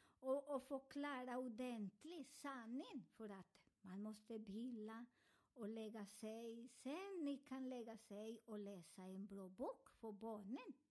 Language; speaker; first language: Swedish; non-native, learner; Spanish